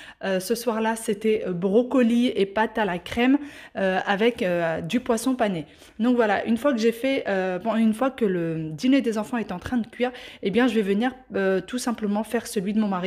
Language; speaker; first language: French; native; French